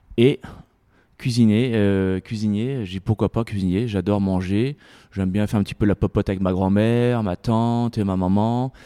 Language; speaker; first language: French; native; French